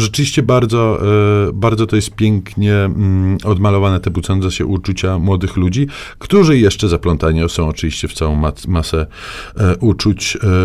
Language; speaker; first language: Polish; native; Polish